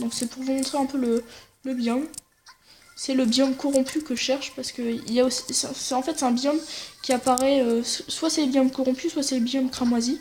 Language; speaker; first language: French; native; French